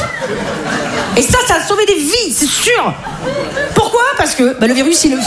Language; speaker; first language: French; native; French